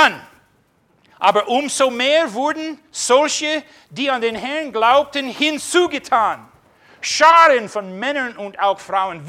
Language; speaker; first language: German; non-native, fluent; English